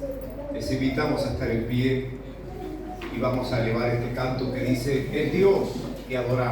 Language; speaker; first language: Spanish; native; Spanish